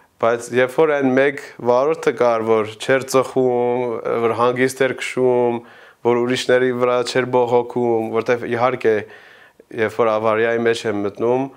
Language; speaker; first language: Armenian; early bilingual, heritage; Armenian